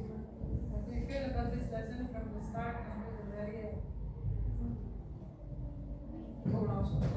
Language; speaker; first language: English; non-native, fluent; Indonesian